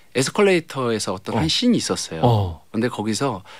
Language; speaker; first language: Korean; native; Korean